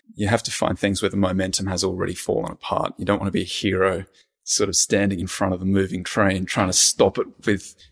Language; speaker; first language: English; native; English